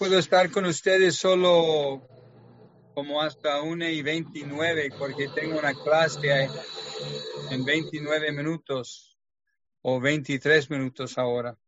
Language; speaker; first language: Spanish; non-native, fluent; English